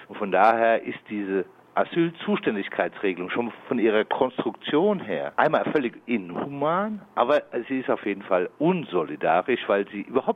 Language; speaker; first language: German; native; German